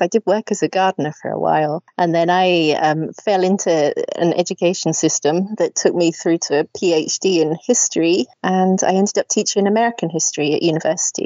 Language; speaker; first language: English; native; English